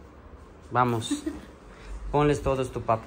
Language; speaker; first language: Spanish; non-native, learner; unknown